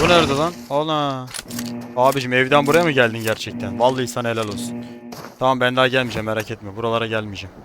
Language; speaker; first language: Turkish; native; Turkish